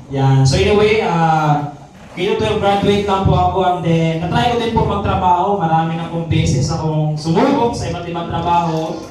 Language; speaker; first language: Filipino; non-native, local second language; Masbatenyo